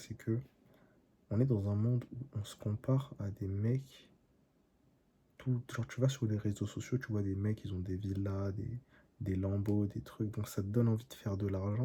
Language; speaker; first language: French; native; French